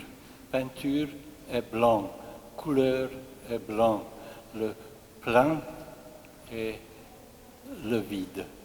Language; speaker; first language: French; non-native, fluent; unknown